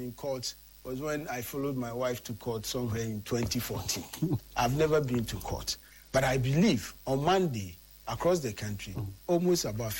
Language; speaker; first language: English; non-native, local second language; Akan